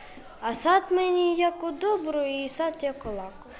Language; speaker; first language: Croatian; non-native, learner; Ukrainian